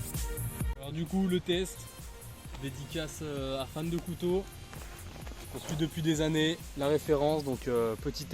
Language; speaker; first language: French; native; French